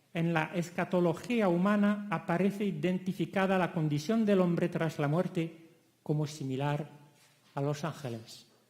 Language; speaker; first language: Spanish; non-native, fluent; French